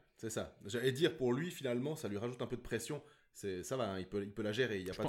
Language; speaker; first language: French; native; French